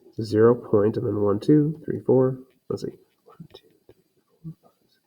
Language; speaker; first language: English; native; English